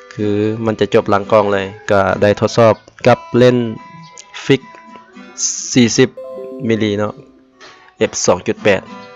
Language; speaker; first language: Lao; native; Lao